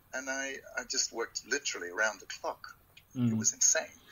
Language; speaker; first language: English; native; English